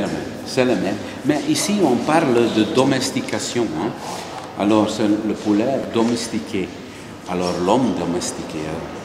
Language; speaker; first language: French; non-native, local second language; Dutch